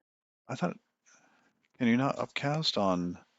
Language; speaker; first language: English; native; English